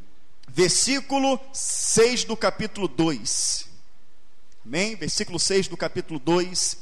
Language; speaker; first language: Portuguese; native; Portuguese